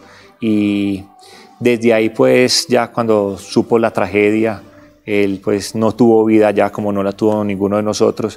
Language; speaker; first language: Spanish; native; Spanish